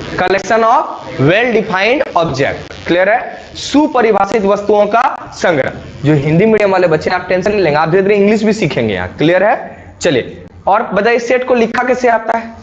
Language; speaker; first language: Hindi; native; Hindi